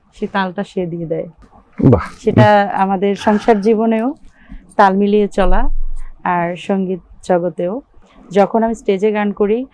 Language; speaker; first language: Bangla; native; Bangla